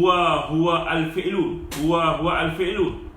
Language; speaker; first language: Arabic; non-native, fluent; Malay